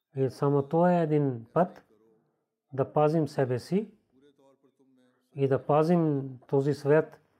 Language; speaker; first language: Bulgarian; non-native, learner; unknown